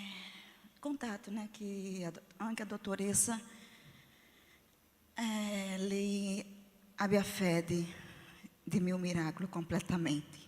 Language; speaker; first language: Italian; non-native, learner; Portuguese